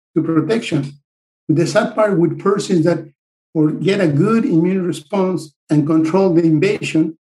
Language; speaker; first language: English; non-native, fluent; Spanish